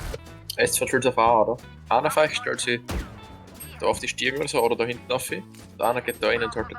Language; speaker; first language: German; native; German